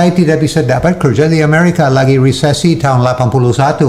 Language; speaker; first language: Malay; non-native, fluent; English